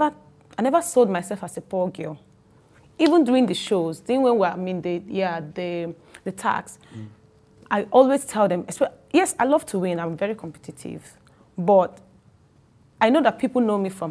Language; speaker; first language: English; non-native, local second language; Igbo